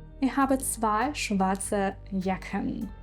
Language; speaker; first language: German; non-native, fluent; Ukrainian